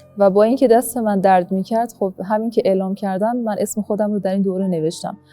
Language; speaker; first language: Persian; native; Persian